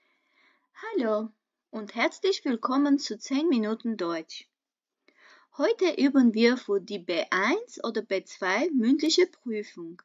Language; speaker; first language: German; non-native, fluent; Armenian